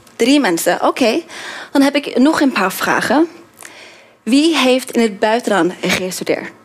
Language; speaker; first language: Dutch; non-native, fluent; Norwegian